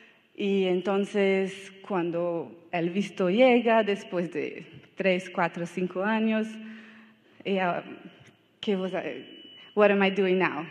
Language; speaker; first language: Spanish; non-native, learner; Portuguese